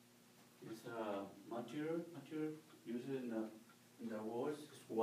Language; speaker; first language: English; non-native, learner; Spanish